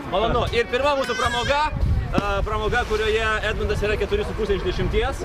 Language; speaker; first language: Lithuanian; native; Lithuanian